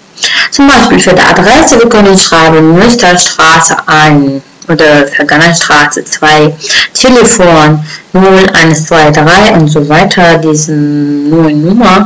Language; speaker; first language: German; non-native, fluent; Uzbek